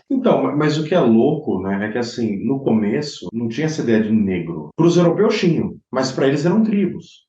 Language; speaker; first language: Portuguese; native; Portuguese